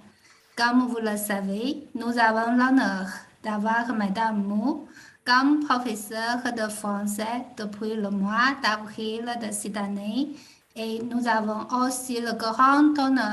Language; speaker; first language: French; non-native, fluent; Chinese